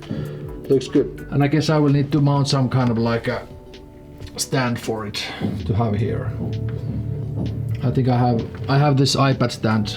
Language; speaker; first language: English; non-native, fluent; Finnish